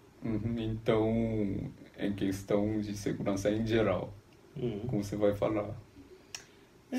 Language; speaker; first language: Portuguese; non-native, fluent; Korean